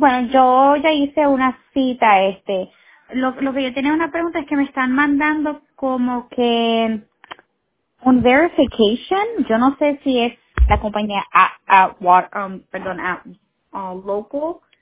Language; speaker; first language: Spanish; early bilingual, heritage; Spanish